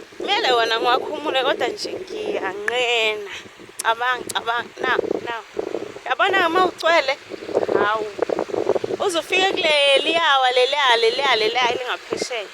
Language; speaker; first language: Zulu; native; Zulu